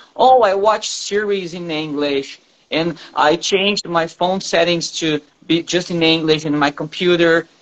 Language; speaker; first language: English; non-native, fluent; Portuguese